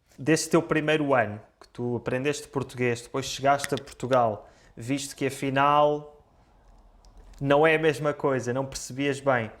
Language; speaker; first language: Portuguese; native; Portuguese